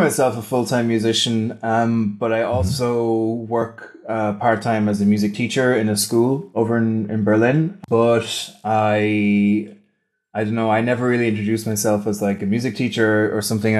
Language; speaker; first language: English; native; English